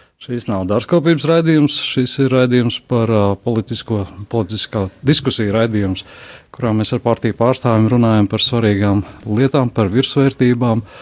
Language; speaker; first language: Latvian; native; Latvian